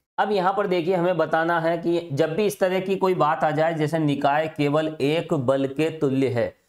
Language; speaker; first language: Hindi; native; Hindi